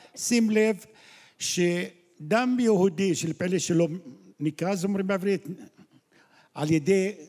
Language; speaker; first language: Hebrew; non-native, local second language; Arabic